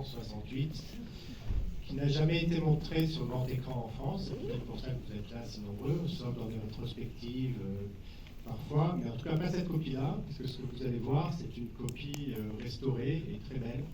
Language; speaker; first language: French; native; French